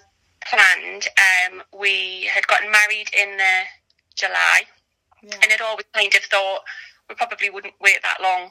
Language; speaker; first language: English; native; English